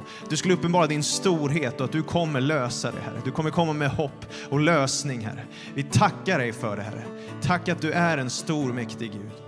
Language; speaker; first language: Swedish; native; Swedish